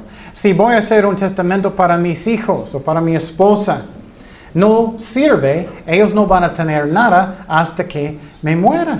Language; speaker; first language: Spanish; non-native, fluent; English